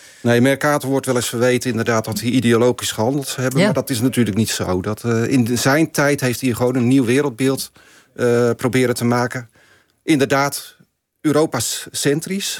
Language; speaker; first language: Dutch; native; Dutch